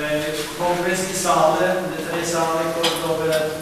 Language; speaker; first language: Italian; non-native, learner; Norwegian